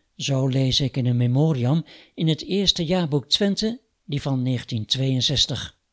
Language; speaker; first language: Dutch; native; Dutch